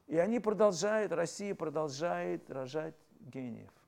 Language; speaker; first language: Russian; native; Russian